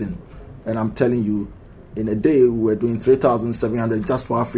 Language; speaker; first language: English; non-native, local second language; Akan